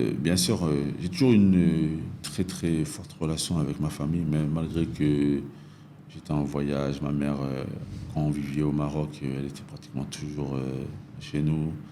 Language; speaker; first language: French; native; French